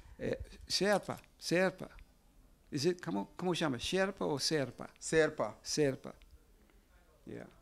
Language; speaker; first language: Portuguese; non-native, learner; English